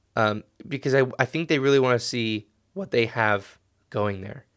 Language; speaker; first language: English; native; English